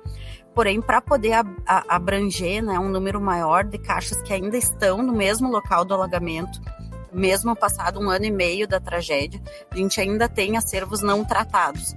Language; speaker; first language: Portuguese; native; Portuguese